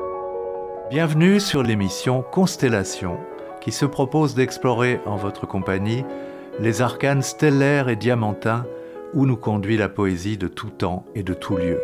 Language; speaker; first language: French; native; French